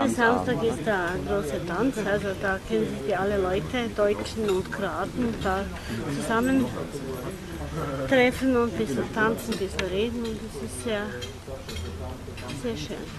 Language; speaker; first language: German; non-native, fluent; Croatian